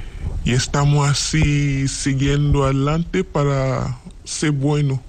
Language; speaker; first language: Spanish; non-native, learner; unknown